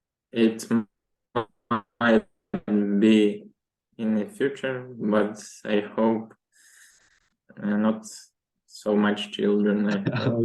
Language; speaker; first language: English; non-native, learner; Russian